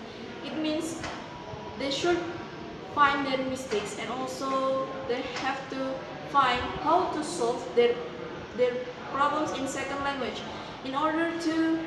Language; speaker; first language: English; non-native, learner; Indonesian